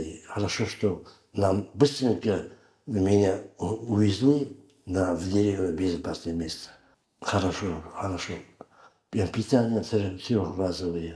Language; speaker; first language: Russian; non-native, learner; Uzbek